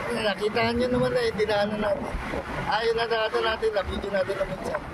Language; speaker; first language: Filipino; non-native, local second language; Iloko